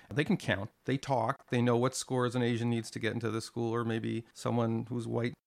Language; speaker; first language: English; native; English